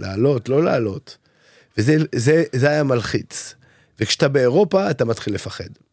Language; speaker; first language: Hebrew; non-native, fluent; French